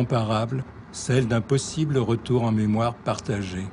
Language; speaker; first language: French; native; French